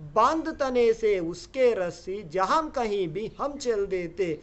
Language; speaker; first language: Hindi; non-native, local second language; Telugu